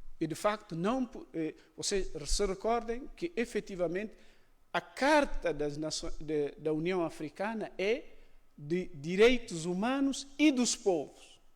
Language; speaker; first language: Portuguese; non-native, local second language; Upper Guinea Crioulo